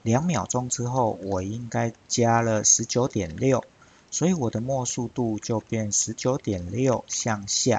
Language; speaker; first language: Chinese; native; Chinese